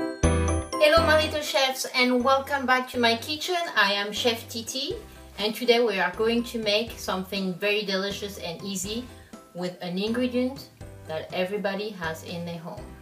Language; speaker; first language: English; non-native, fluent; French